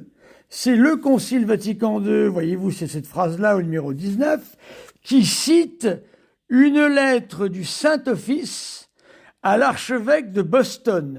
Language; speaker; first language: French; native; French